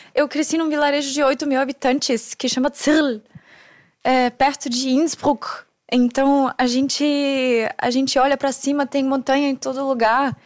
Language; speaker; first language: Portuguese; non-native, fluent; German